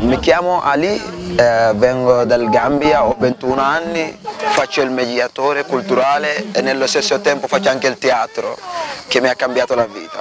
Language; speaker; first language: Italian; non-native, fluent; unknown